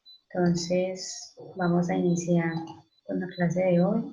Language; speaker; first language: Spanish; native; Spanish